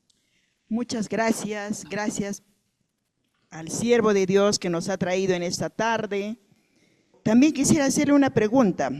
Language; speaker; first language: Spanish; native; Spanish